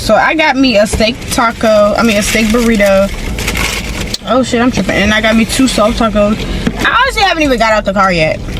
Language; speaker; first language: English; native; English